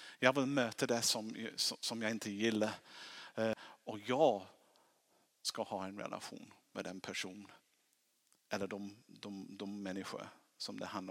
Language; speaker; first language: Swedish; non-native, fluent; English